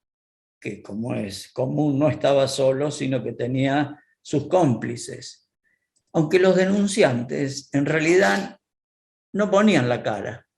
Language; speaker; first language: Spanish; native; Spanish